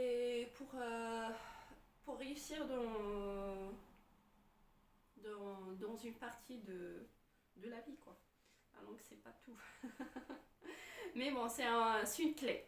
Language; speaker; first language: French; non-native, fluent; Arabic